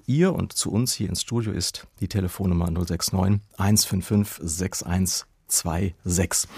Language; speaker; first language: German; native; German